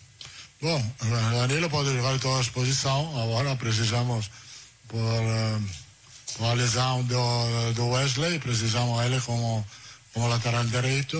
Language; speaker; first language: Portuguese; non-native, fluent; Italian